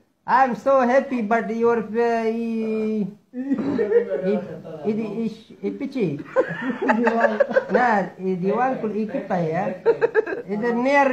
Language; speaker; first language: English; non-native, learner; Urdu